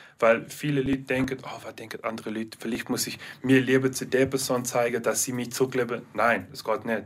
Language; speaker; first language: German; non-native, learner; English